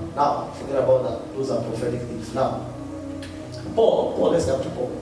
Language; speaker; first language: English; non-native, local second language; Swahili